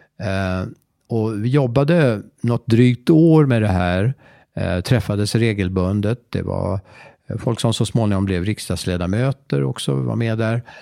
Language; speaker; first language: Swedish; native; Swedish